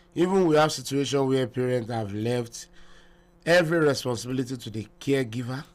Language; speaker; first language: English; non-native, local second language; Yoruba